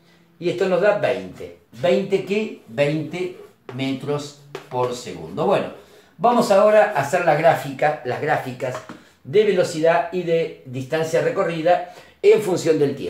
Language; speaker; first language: Spanish; native; Spanish